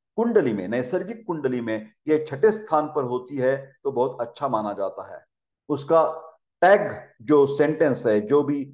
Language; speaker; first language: Hindi; non-native, local second language; Marathi